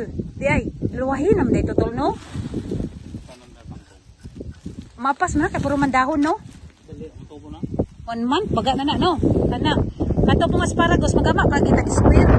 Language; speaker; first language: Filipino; non-native, local second language; Cebuano